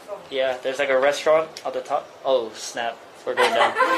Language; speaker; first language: English; early bilingual, other home language; Chinese